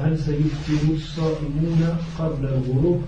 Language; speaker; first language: Arabic; non-native, learner; French